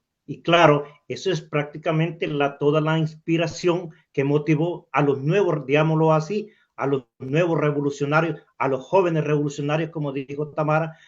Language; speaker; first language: Spanish; native; Spanish